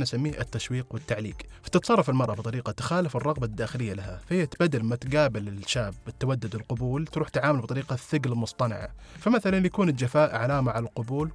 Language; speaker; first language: Arabic; native; Arabic